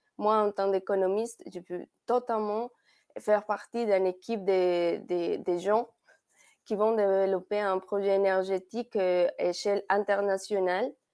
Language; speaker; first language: French; non-native, fluent; Spanish